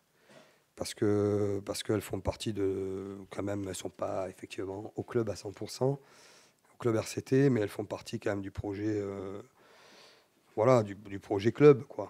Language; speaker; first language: French; native; French